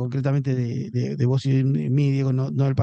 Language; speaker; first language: Spanish; native; Spanish